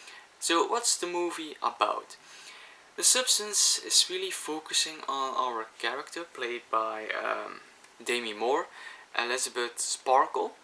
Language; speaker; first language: English; non-native, fluent; Dutch